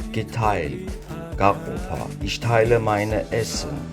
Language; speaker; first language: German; non-native, learner; Georgian